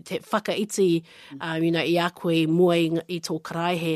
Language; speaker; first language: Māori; non-native, local second language; English